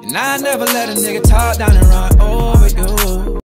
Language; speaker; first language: English; native; English